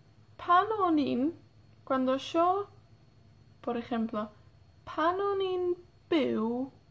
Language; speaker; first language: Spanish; non-native, fluent; Welsh